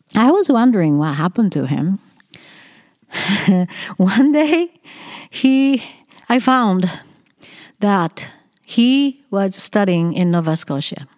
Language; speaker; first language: English; non-native, fluent; Japanese